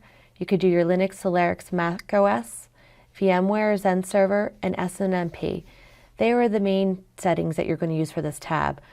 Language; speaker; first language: English; native; English